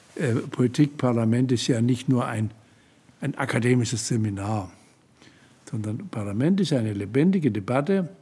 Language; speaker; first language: German; native; German